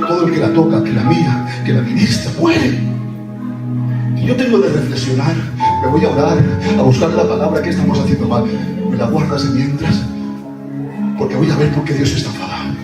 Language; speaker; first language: Spanish; native; Spanish